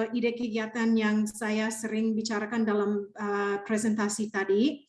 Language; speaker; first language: Indonesian; non-native, fluent; English